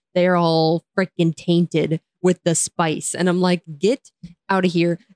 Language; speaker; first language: English; native; English